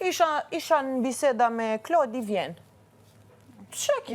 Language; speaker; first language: Albanian; early bilingual, heritage; Albanian